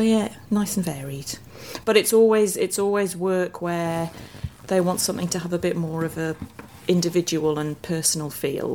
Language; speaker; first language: English; native; English